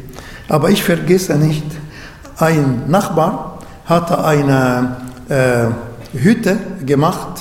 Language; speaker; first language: German; non-native, learner; Arabic